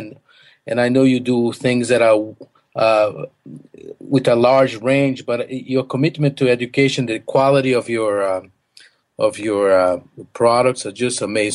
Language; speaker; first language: English; non-native, fluent; Portuguese